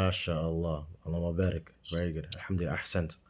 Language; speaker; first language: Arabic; non-native, fluent; English